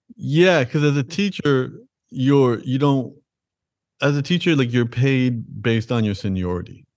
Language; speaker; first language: English; native; English